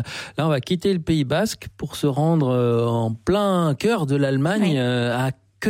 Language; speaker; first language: French; native; French